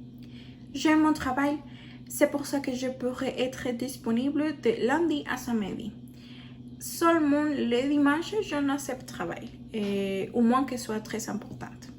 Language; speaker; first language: French; non-native, learner; Spanish